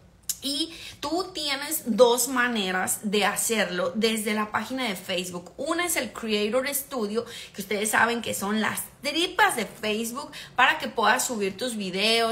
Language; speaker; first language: Spanish; native; Spanish